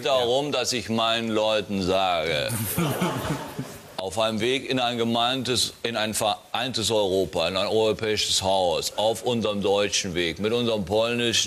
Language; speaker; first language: German; native; German